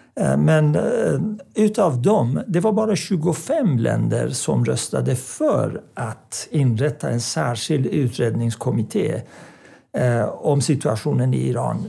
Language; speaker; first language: Swedish; non-native, fluent; Persian